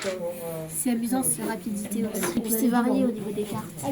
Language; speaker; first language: French; native; French